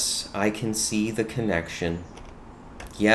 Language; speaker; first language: English; native; English